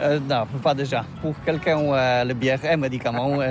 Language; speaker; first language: French; non-native, learner; Polish